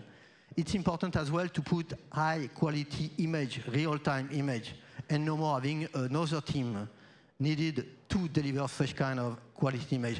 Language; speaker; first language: English; non-native, fluent; French